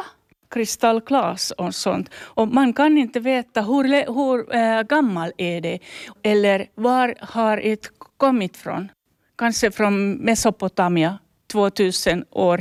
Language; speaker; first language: Swedish; non-native, local second language; Finnish